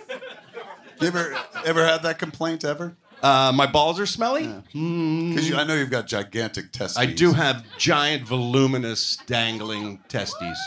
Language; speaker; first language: English; native; English